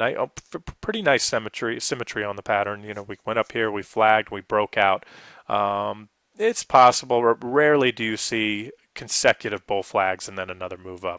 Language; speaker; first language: English; native; English